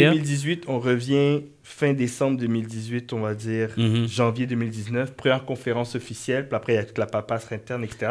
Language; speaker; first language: French; native; French